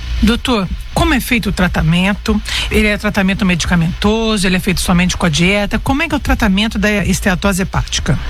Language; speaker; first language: Portuguese; native; Portuguese